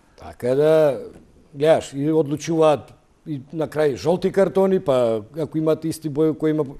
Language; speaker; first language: Macedonian; native; Macedonian